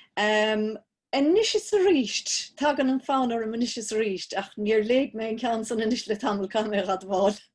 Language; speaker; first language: Irish; native; Irish